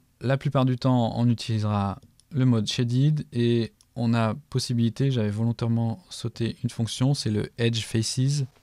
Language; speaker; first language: French; native; French